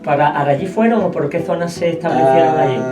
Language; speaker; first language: Spanish; native; Spanish